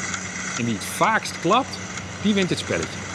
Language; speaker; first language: Dutch; native; Dutch